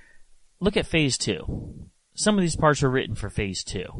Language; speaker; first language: English; native; English